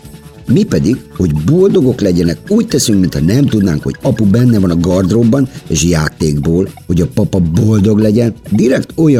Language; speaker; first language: Hungarian; native; Hungarian